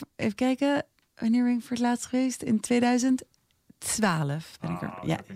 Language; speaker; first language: Dutch; native; Dutch